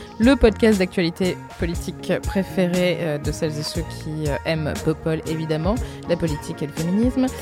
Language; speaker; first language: French; native; French